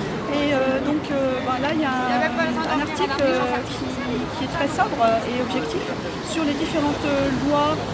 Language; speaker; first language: French; native; French